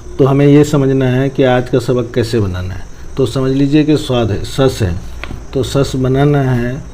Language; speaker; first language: Urdu; native; Urdu